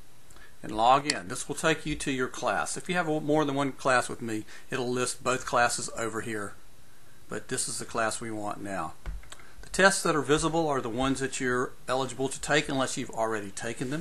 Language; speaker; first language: English; native; English